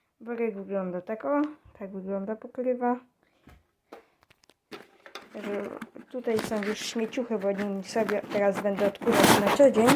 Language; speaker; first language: Polish; native; Polish